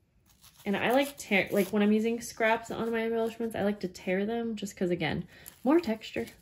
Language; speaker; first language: English; native; English